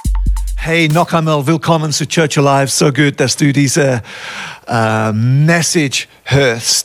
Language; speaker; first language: German; non-native, fluent; English